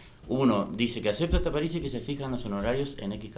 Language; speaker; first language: Spanish; native; Spanish